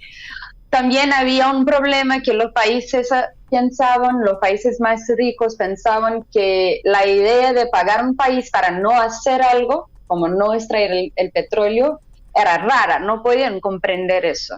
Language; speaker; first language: Spanish; non-native, fluent; Portuguese